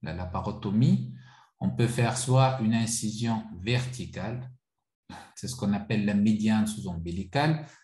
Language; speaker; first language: French; non-native, local second language; Arabic